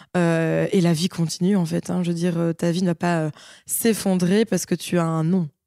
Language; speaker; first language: French; native; French